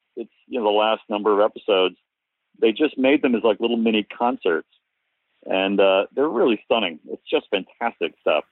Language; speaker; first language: English; native; English